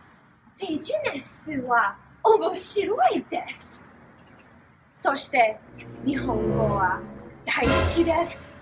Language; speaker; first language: Japanese; non-native, learner; English